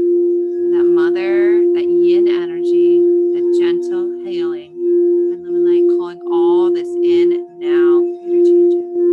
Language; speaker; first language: English; native; English